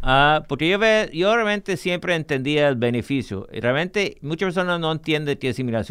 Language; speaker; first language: Spanish; early bilingual, heritage; English